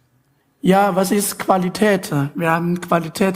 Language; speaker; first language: German; non-native, learner; Chinese